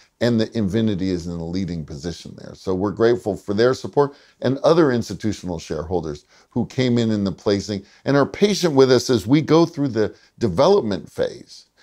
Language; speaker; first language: English; native; English